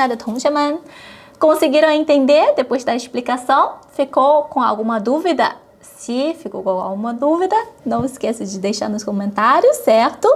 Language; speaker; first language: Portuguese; non-native, fluent; Chinese